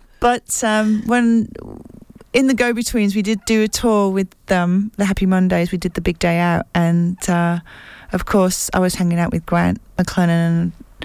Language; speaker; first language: English; native; English